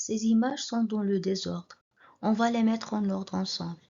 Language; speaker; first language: French; non-native, local second language; Arabic